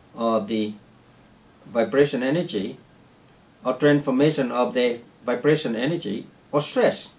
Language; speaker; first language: English; non-native, fluent; Vietnamese